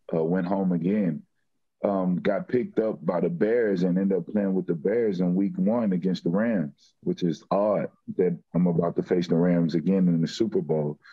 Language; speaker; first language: English; native; English